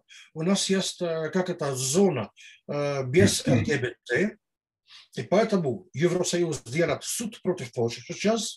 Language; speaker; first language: Russian; non-native, fluent; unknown